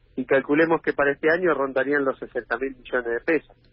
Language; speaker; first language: Spanish; native; Spanish